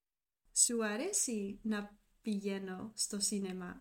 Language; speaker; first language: Greek; non-native, learner; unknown